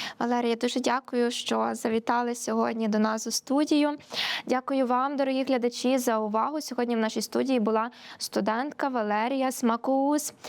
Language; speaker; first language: Ukrainian; native; Ukrainian